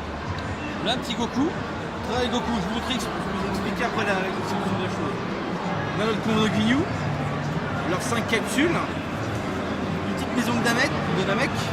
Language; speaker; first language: French; native; French